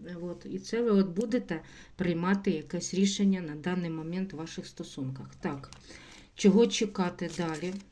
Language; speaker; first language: Ukrainian; non-native, local second language; Russian